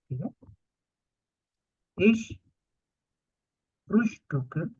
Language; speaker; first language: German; non-native, fluent; Urdu